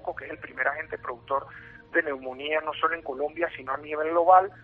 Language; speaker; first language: Spanish; native; Spanish